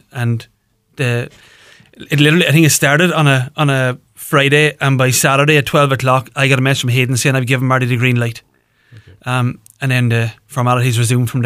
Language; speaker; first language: English; native; English